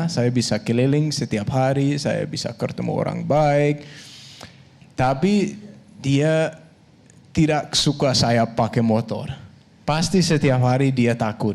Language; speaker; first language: Indonesian; non-native, learner; Danish